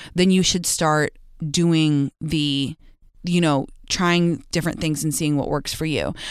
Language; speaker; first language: English; native; English